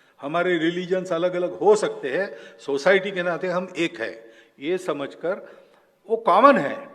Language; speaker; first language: Hindi; non-native, local second language; Marathi